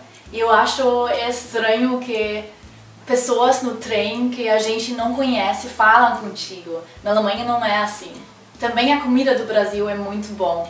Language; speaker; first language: Portuguese; non-native, fluent; German